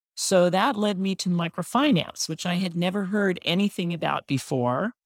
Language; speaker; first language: English; native; English